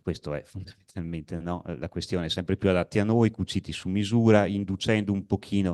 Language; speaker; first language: Italian; native; Italian